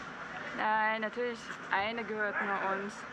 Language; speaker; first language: German; non-native, fluent; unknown